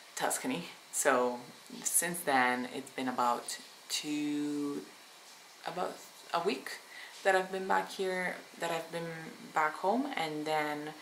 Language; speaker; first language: English; non-native, fluent; Italian